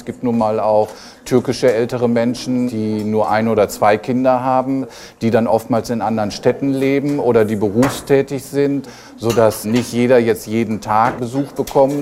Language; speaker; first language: German; native; German